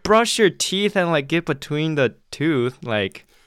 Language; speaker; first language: English; early bilingual, other home language; Chinese